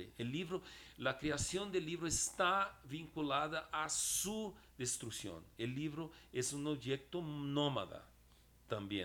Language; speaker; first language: Spanish; non-native, fluent; Portuguese